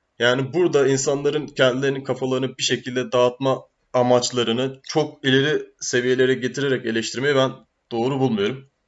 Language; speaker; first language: Turkish; native; Turkish